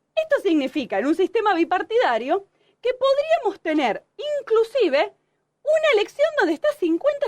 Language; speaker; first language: Spanish; native; Spanish